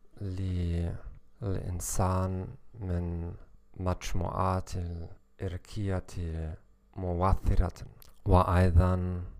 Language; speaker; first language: Arabic; non-native, learner; German